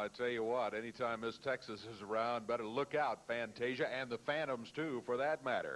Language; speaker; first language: English; native; English